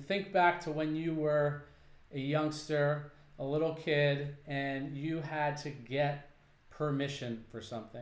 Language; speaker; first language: English; native; English